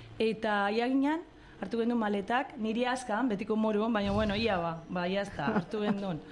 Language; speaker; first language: Basque; native; Basque